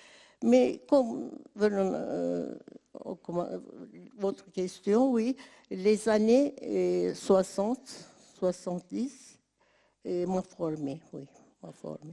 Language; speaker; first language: French; non-native, fluent; Turkish